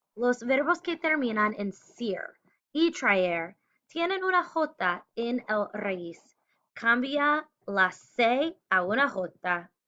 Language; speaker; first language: Spanish; non-native, fluent; English